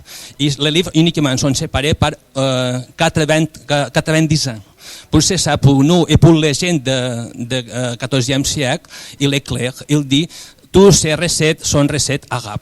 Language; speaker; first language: French; non-native, fluent; Spanish